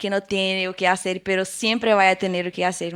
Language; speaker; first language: Spanish; non-native, fluent; Portuguese